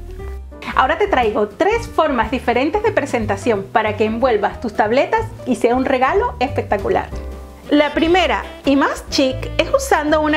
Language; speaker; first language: Spanish; native; Spanish